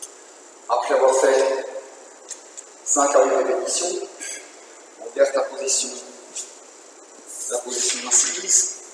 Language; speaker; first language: French; native; French